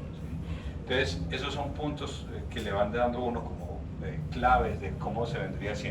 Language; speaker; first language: Spanish; native; Spanish